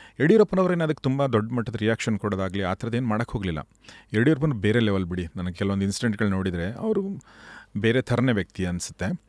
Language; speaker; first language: Kannada; native; Kannada